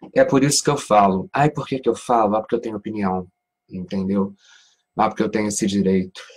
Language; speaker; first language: Portuguese; native; Portuguese